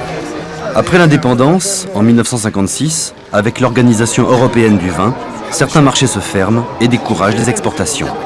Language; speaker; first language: French; native; French